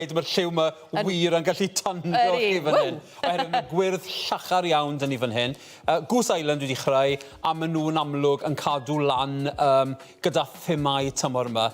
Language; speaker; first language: Welsh; native; Welsh